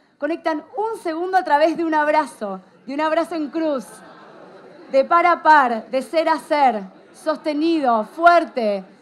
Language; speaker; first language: Spanish; native; Spanish